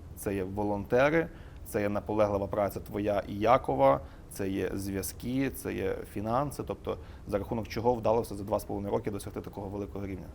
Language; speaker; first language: Ukrainian; native; Ukrainian